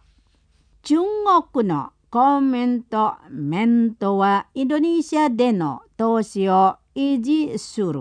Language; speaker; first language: Japanese; non-native, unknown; Indonesian